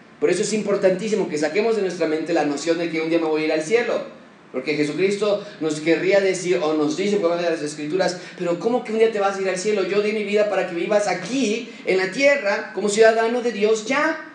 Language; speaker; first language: Spanish; native; Spanish